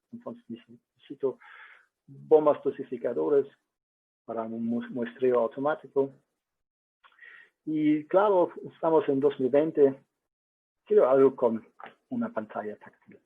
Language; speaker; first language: Spanish; non-native, learner; German